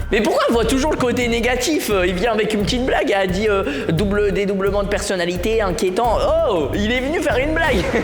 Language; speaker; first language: French; native; French